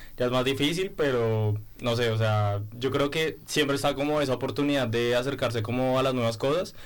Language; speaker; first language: Spanish; native; Spanish